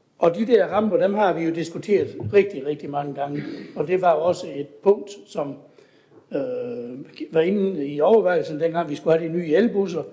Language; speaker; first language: Danish; native; Danish